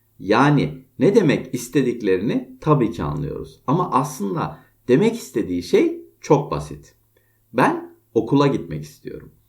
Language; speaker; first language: Turkish; native; Turkish